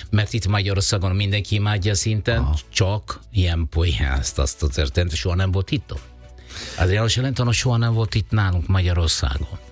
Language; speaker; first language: Hungarian; non-native, fluent; Italian